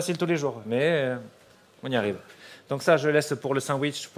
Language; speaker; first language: French; native; French